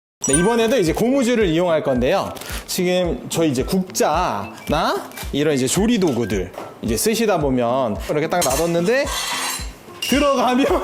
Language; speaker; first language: Korean; native; Korean